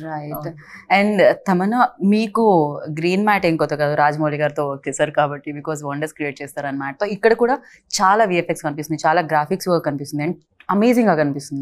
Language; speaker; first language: Telugu; native; Telugu